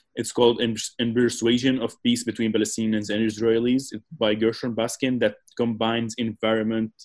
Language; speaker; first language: English; non-native, fluent; Arabic